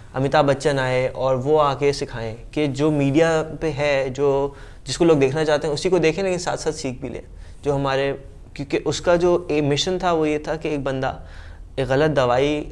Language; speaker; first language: Urdu; native; Urdu